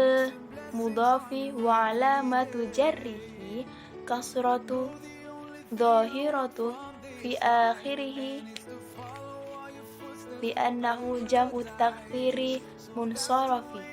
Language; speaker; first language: Arabic; non-native, learner; Indonesian